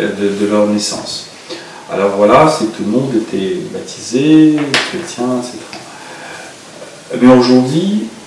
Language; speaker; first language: French; non-native, fluent; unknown